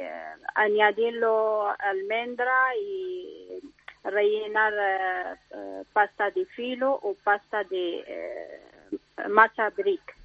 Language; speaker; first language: Spanish; non-native, learner; Arabic